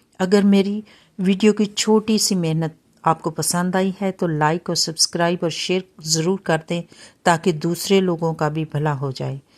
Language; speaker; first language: Urdu; native; Urdu